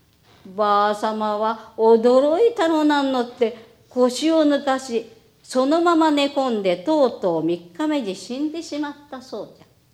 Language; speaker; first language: Japanese; native; Japanese